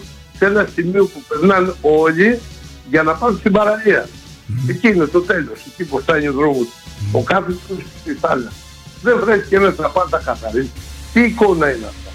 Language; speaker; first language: Greek; native; Greek